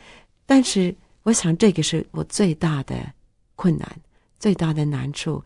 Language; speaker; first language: Chinese; non-native, fluent; Norwegian